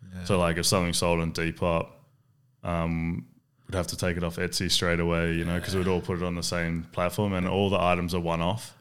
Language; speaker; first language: English; native; English